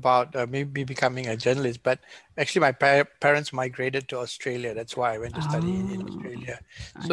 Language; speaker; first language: English; non-native, local second language; Tamil